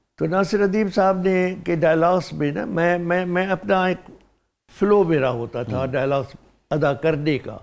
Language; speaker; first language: Urdu; non-native, local second language; Sindhi